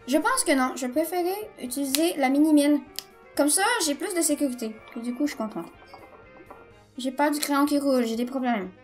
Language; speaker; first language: French; native; French